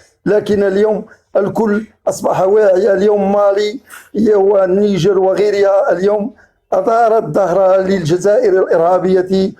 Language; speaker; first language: Arabic; native; Arabic